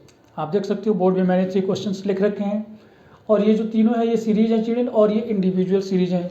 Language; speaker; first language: Hindi; native; Hindi